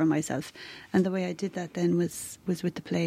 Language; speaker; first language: English; native; English